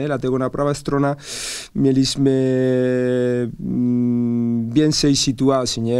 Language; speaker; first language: Polish; non-native, learner; Spanish